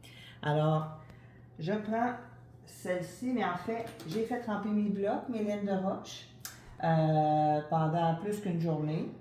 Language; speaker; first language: French; native; French